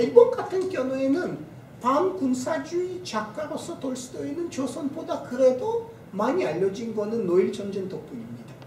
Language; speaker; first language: Korean; non-native, fluent; Russian